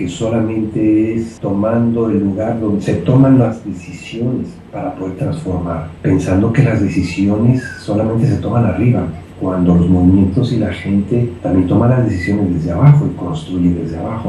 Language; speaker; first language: Spanish; native; Spanish